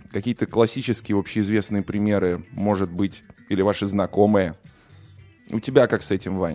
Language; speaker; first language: Russian; native; Russian